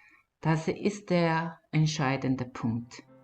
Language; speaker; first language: German; non-native, fluent; Korean